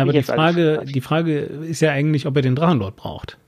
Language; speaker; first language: German; native; German